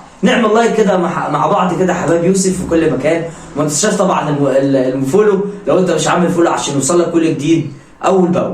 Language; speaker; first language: Arabic; native; Arabic